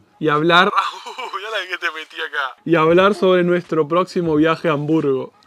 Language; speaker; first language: Spanish; native; Spanish